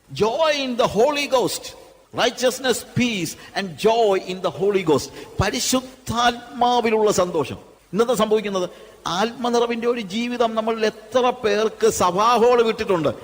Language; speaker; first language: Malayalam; native; Malayalam